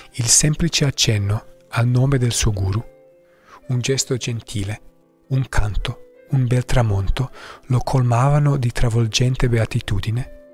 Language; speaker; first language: Italian; non-native, fluent; English